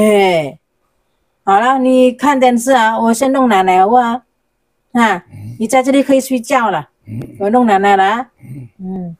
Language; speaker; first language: Chinese; non-native, learner; Indonesian